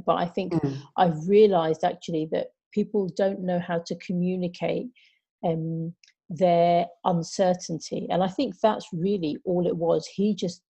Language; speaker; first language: English; native; English